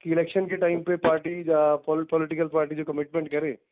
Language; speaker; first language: Hindi; non-native, local second language; Punjabi